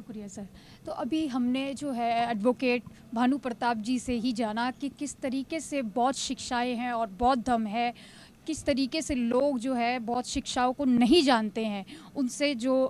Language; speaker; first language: Hindi; native; Hindi